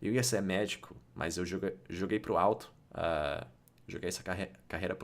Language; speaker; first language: Portuguese; non-native, fluent; English